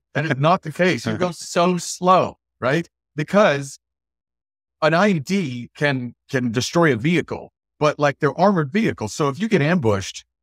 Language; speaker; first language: English; native; English